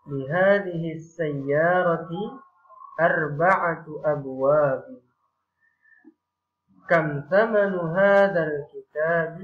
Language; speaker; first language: Arabic; non-native, fluent; Indonesian